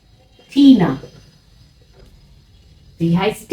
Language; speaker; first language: German; non-native, fluent; Hindi